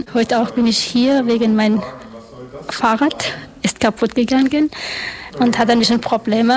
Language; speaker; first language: German; non-native, learner; Persian